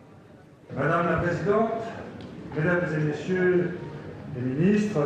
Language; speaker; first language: French; native; French